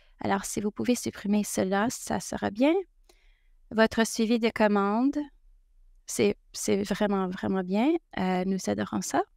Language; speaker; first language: French; native; French